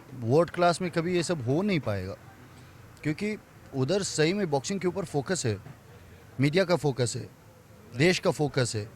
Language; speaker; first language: Hindi; non-native, fluent; Persian